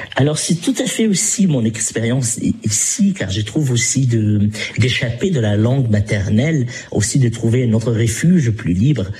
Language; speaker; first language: French; non-native, fluent; Arabic